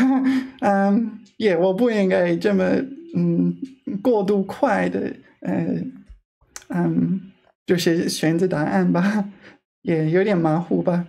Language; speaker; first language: Chinese; non-native, fluent; English